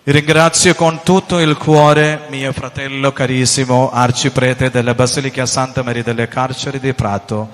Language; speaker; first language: Italian; non-native, fluent; Malayalam